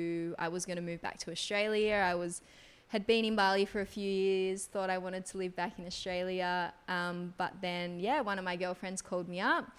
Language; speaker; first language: English; native; English